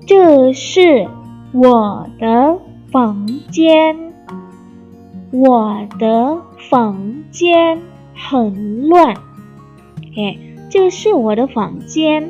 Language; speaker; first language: Chinese; non-native, fluent; Indonesian